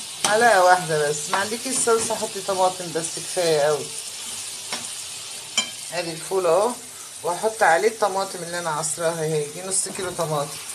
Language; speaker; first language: Arabic; native; Arabic